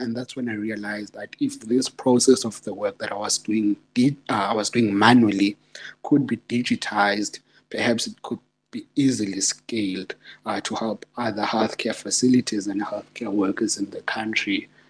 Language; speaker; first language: English; non-native, local second language; Zulu